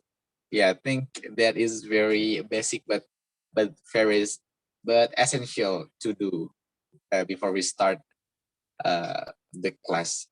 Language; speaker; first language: English; non-native, fluent; Indonesian